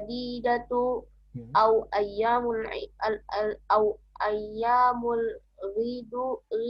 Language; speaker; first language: Arabic; non-native, learner; Indonesian